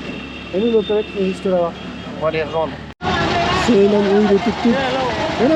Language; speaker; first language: French; native; French